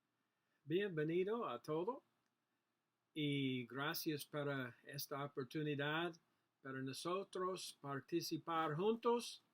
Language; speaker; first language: Spanish; non-native, learner; English